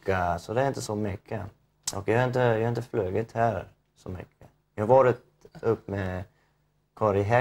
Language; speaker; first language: Swedish; non-native, fluent; English